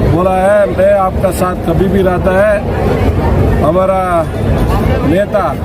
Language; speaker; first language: Hindi; non-native, local second language; Odia